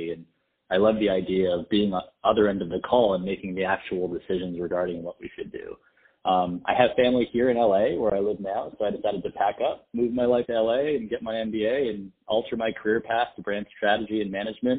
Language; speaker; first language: English; native; English